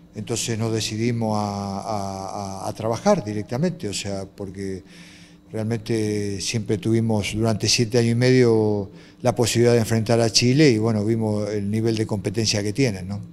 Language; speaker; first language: Spanish; native; Spanish